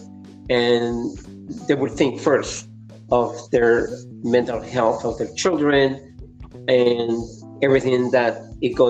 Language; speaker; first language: English; non-native, fluent; Spanish